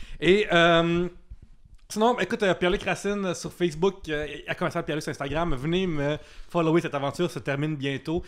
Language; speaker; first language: French; native; French